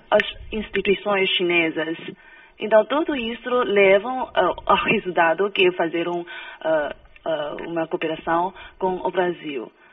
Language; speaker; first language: Portuguese; non-native, fluent; Chinese